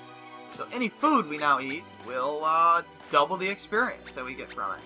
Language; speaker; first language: English; native; English